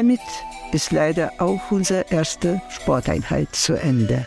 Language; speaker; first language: German; non-native, fluent; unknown